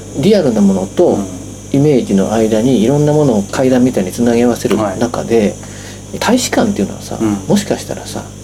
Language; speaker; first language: Japanese; native; Japanese